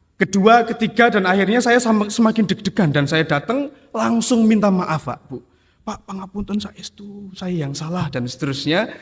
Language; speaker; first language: Indonesian; non-native, local second language; Javanese